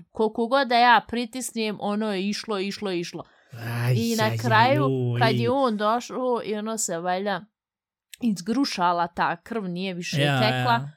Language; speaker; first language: Bosnian; early bilingual, heritage; Bosnian